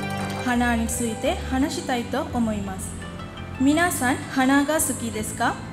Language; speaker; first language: Japanese; non-native, learner; Sinhala